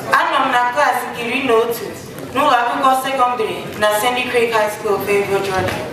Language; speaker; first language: Igbo; early bilingual, heritage; Igbo